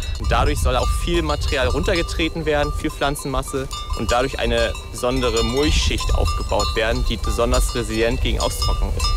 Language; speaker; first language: German; native; German